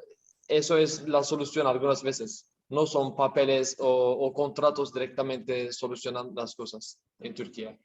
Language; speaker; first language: Spanish; non-native, learner; Turkish